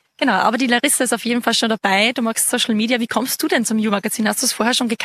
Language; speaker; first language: German; native; German